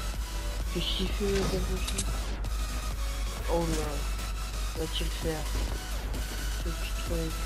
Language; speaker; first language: French; native; French